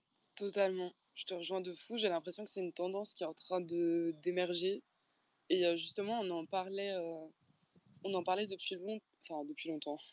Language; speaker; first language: French; native; French